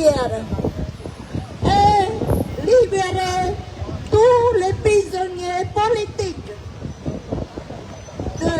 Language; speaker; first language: French; non-native, fluent; Khmer